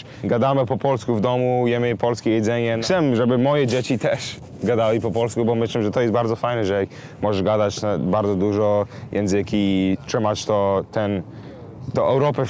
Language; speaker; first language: Polish; early bilingual, heritage; English